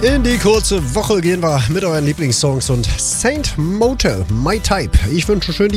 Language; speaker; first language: German; native; German